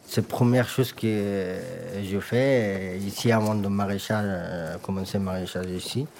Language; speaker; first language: French; non-native, learner; Persian